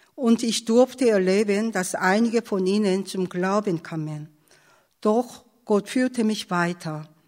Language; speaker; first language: German; non-native, fluent; Korean